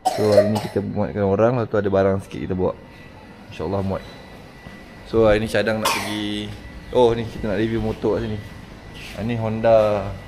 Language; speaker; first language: Malay; native; Malay